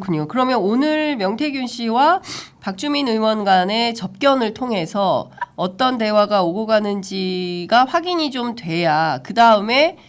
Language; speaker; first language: Korean; native; Korean